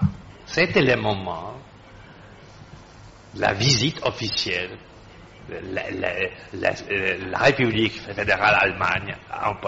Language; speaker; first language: French; non-native, fluent; Polish